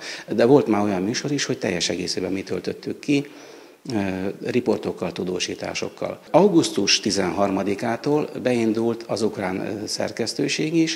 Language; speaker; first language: Hungarian; native; Hungarian